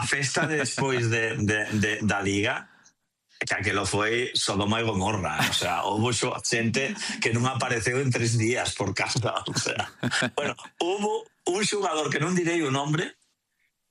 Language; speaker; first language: Galician; non-native, local second language; Spanish